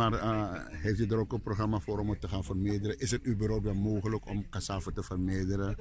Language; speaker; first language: Dutch; native; Dutch